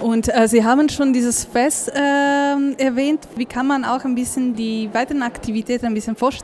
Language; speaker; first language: German; native; German